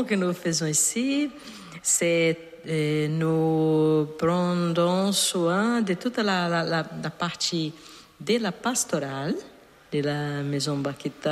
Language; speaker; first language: French; non-native, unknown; Portuguese